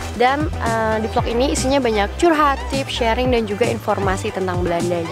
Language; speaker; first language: Indonesian; native; Indonesian